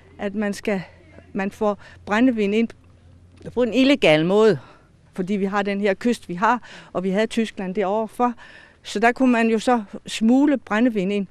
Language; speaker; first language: Danish; native; Danish